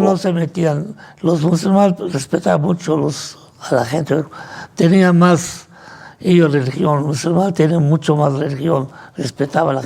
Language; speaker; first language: Spanish; non-native, fluent; Arabic